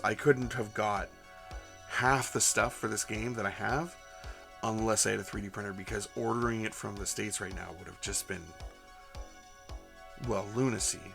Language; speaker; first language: English; native; English